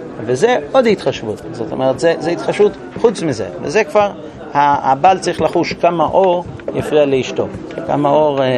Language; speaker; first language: Hebrew; non-native, fluent; English